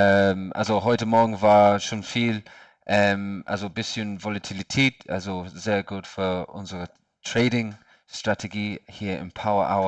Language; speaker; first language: German; non-native, learner; English